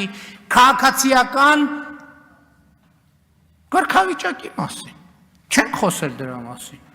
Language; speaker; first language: Armenian; native; Armenian